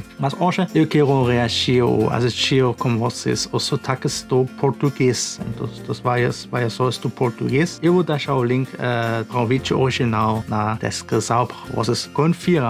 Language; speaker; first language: Portuguese; non-native, fluent; Spanish